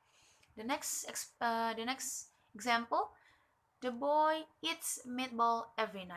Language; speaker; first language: English; non-native, learner; Indonesian